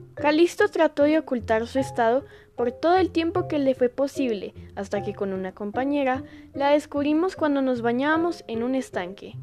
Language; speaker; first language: Spanish; native; Spanish